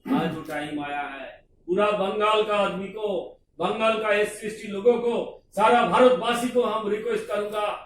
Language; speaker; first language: Hindi; non-native, local second language; Bangla